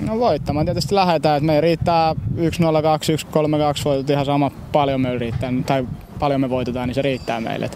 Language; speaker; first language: Finnish; native; Finnish